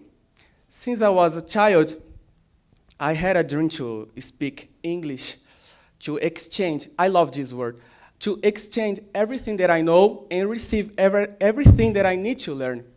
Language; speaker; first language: English; non-native, learner; Portuguese